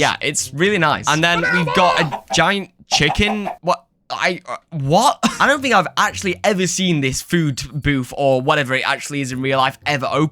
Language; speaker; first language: English; native; English